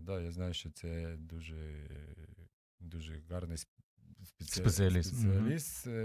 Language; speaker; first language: Ukrainian; non-native, local second language; Russian